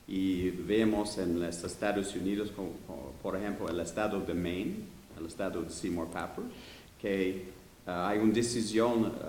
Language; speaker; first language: Spanish; non-native, learner; English